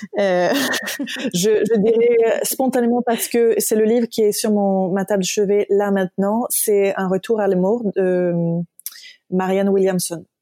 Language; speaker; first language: French; non-native, fluent; Swedish